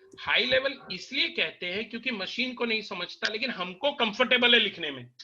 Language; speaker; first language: Hindi; native; Hindi